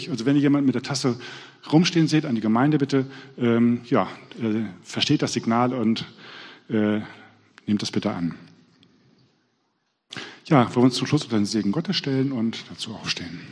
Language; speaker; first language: German; native; German